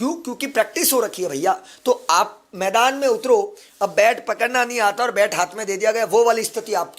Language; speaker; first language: Hindi; native; Hindi